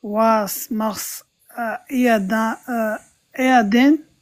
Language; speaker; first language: German; non-native, learner; Pashto